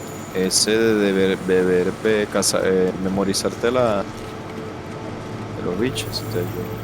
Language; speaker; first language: Spanish; native; Spanish